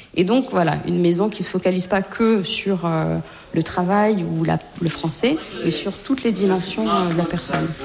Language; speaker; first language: French; native; French